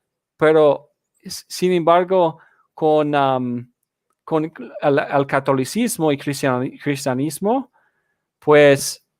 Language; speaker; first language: Spanish; non-native, fluent; English